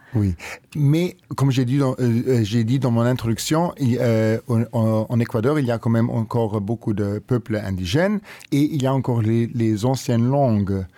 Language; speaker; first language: French; non-native, local second language; Luxembourgish